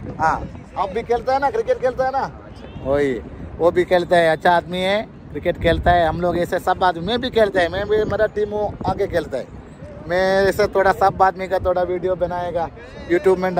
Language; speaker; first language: Hindi; non-native, learner; Malayalam